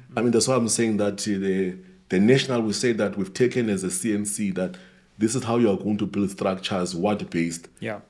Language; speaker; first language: English; non-native, local second language; Xhosa